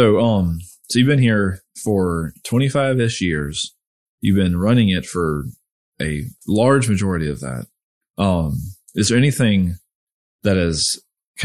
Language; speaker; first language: English; native; English